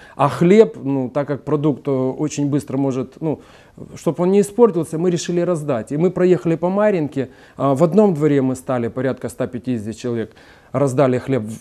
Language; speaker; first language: Russian; native; Russian